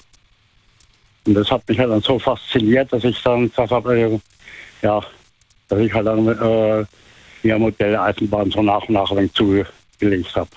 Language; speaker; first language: German; native; German